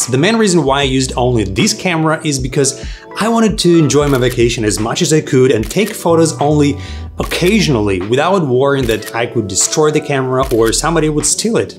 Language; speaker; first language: English; non-native, fluent; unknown